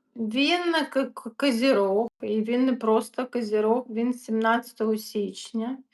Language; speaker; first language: Ukrainian; non-native, local second language; Russian